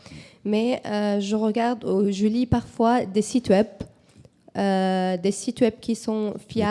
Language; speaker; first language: French; non-native, learner; Arabic